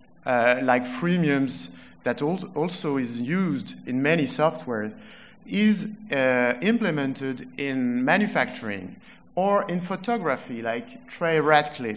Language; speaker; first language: English; non-native, fluent; French